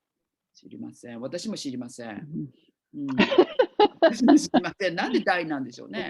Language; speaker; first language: Japanese; non-native, fluent; English